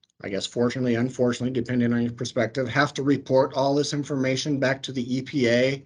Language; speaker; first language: English; native; English